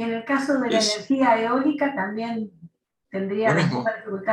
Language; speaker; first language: Spanish; native; Spanish